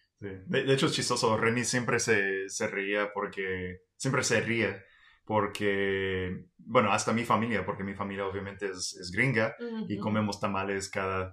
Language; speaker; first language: Spanish; non-native, fluent; English